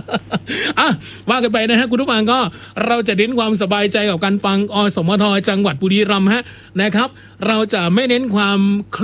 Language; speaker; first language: Thai; non-native, local second language; Northeastern Thai